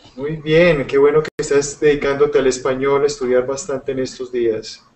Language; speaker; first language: Spanish; native; Spanish